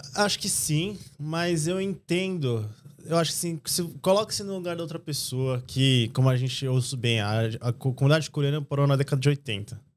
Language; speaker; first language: Portuguese; native; Portuguese